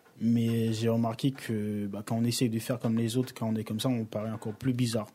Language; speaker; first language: French; early bilingual, other home language; Haitian Creole